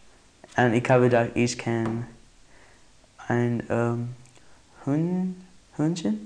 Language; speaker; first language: German; non-native, learner; English